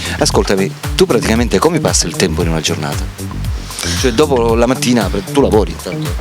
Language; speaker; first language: Italian; native; Italian